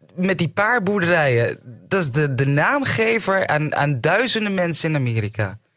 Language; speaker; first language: Dutch; native; Dutch